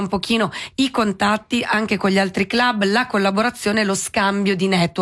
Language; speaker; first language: Italian; native; Italian